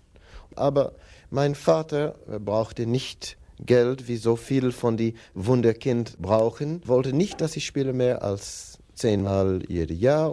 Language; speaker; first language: German; non-native, learner; English